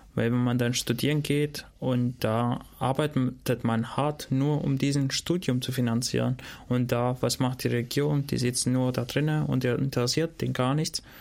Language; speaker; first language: German; non-native, fluent; Albanian